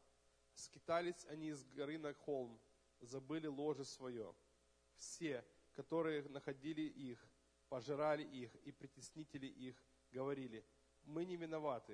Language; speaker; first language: Russian; native; Russian